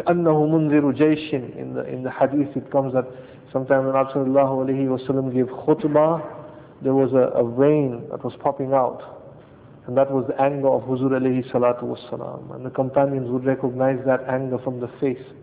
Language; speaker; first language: English; early bilingual, other home language; Urdu